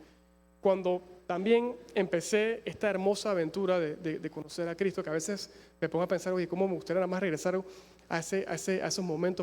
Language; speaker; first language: Spanish; native; Spanish